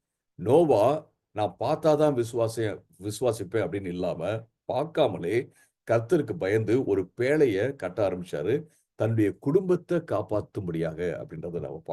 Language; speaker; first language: Tamil; native; Tamil